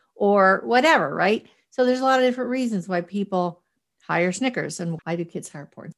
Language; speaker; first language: English; native; English